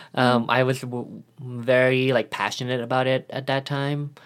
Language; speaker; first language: English; early bilingual, other home language; Thai